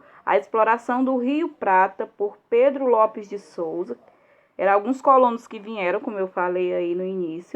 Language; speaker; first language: Portuguese; native; Portuguese